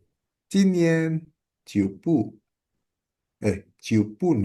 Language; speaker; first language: Chinese; non-native, learner; Indonesian